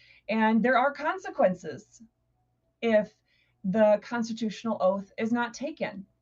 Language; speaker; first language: English; native; English